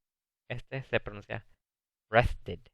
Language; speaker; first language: Spanish; early bilingual, heritage; English